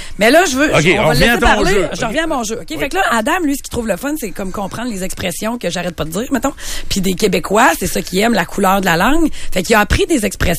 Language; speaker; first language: French; native; French